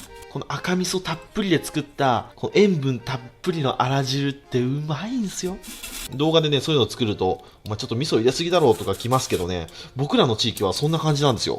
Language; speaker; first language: Japanese; native; Japanese